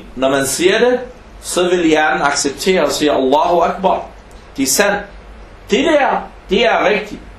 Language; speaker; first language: Danish; non-native, fluent; Arabic